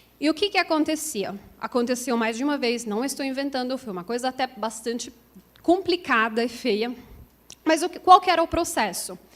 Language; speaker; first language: Portuguese; non-native, fluent; Italian